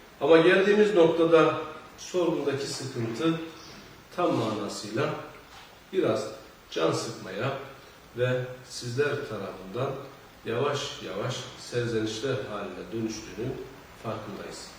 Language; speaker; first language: Turkish; native; Turkish